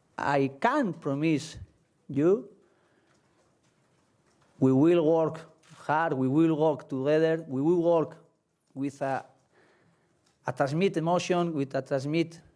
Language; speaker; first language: English; non-native, learner; Spanish